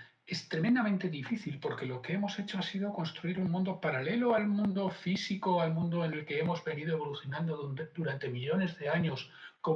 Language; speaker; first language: Spanish; native; Spanish